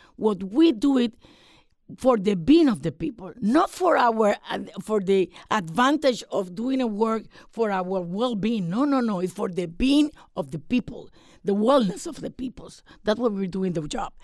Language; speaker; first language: English; non-native, fluent; Spanish